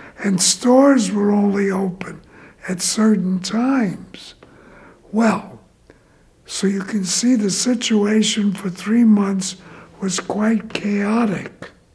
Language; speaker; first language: English; native; English